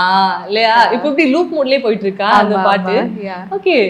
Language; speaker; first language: Tamil; native; Tamil